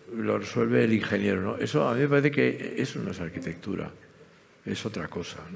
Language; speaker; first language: Spanish; native; Spanish